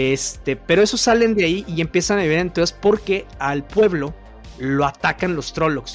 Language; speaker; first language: Spanish; native; Spanish